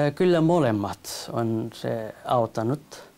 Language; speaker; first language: Finnish; non-native, learner; Kurdish